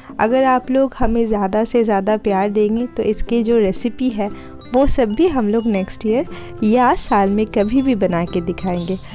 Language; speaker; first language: Hindi; non-native, local second language; Bangla